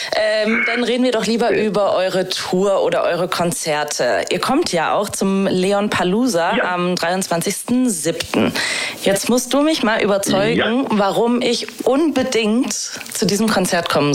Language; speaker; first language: German; native; German